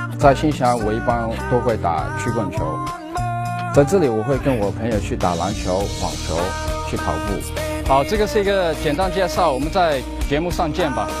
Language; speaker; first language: Chinese; early bilingual, heritage; Chinese